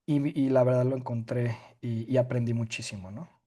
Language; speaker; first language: Spanish; native; Spanish